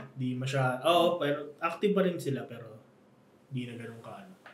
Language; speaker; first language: Filipino; native; Filipino